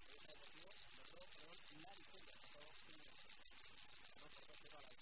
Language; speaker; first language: Spanish; native; Spanish